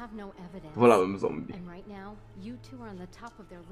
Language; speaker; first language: Polish; native; Polish